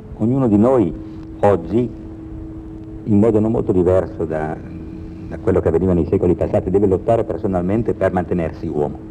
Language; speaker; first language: Italian; native; Italian